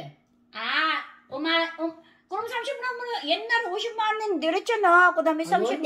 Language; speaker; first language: Korean; non-native, learner; Filipino